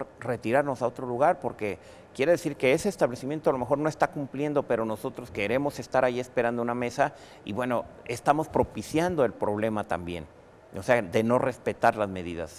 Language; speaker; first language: Spanish; native; Spanish